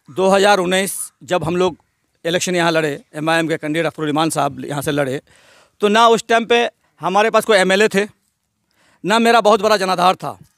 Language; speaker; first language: Hindi; native; Hindi